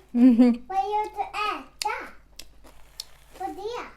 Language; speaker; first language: Swedish; non-native, learner; Thai